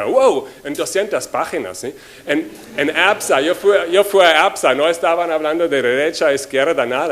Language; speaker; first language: Spanish; non-native, fluent; German